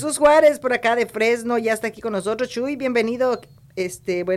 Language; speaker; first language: Spanish; native; Spanish